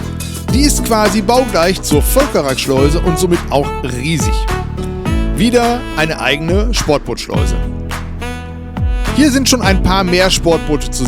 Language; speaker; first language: German; native; German